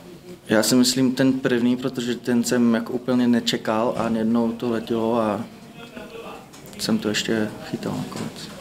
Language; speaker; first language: Czech; non-native, fluent; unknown